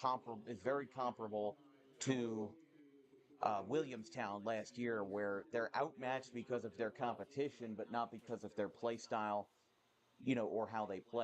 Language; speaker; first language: English; native; English